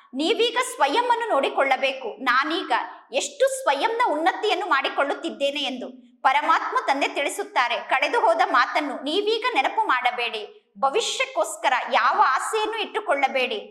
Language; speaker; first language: Kannada; native; Kannada